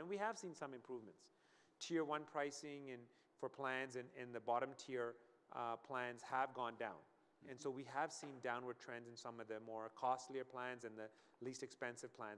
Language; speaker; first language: English; native; English